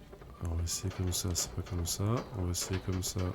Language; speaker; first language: French; native; French